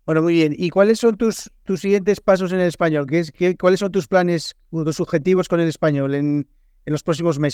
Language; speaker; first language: Spanish; native; Spanish